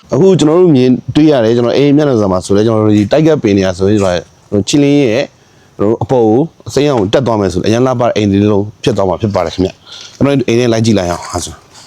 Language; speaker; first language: Burmese; native; Burmese